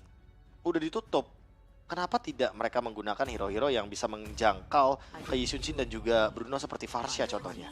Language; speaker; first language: Indonesian; native; Indonesian